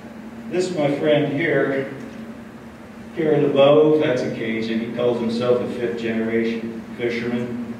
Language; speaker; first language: English; native; English